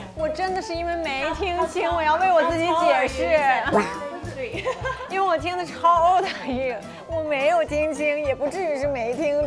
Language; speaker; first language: Chinese; native; Chinese